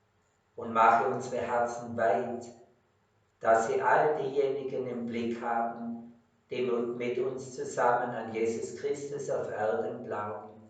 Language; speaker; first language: German; native; German